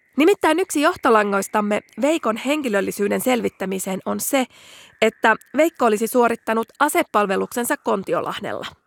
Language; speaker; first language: Finnish; native; Finnish